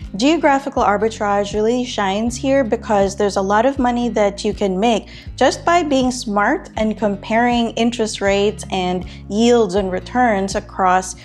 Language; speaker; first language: English; non-native, local second language; Filipino